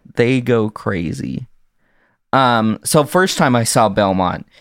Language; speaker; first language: English; native; English